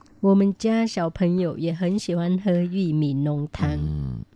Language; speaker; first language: Chinese; non-native, fluent; Vietnamese